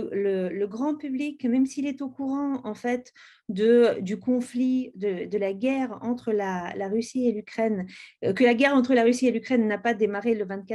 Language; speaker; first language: French; native; French